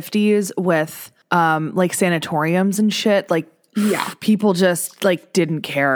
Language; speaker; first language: English; native; English